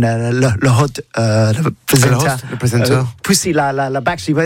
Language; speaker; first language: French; non-native, learner; English